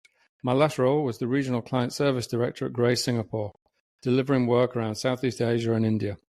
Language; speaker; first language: English; native; English